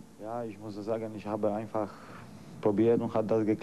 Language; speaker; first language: German; non-native, learner; Polish